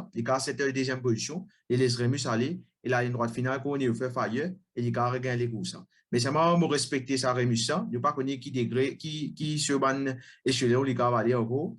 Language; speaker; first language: French; non-native, local second language; Morisyen